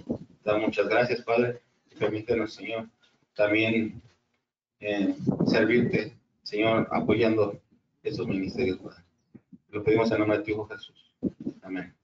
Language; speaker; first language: Spanish; native; Spanish